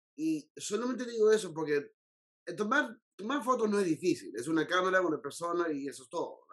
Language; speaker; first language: Spanish; early bilingual, heritage; Spanish